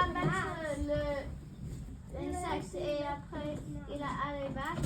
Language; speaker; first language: French; non-native, learner; English